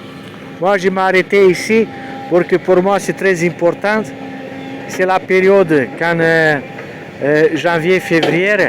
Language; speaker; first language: French; non-native, learner; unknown